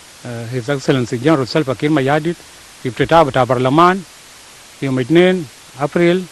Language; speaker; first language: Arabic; non-native, local second language; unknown